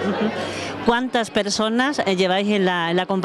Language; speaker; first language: Spanish; native; Spanish